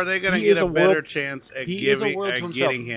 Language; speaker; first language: English; native; English